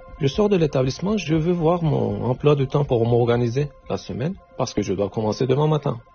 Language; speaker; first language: French; non-native, learner; Turkish